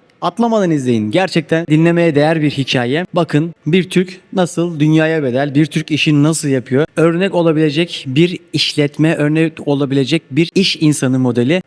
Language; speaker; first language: Turkish; native; Turkish